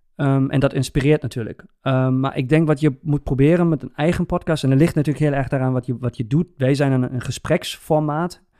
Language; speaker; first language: Dutch; native; Dutch